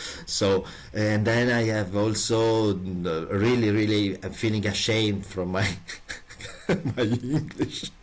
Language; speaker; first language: English; non-native, learner; Italian